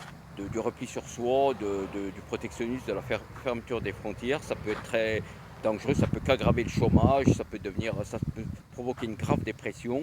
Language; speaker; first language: French; native; French